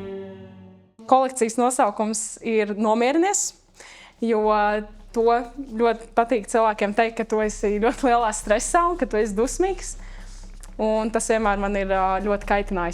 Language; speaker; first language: Latvian; native; Latvian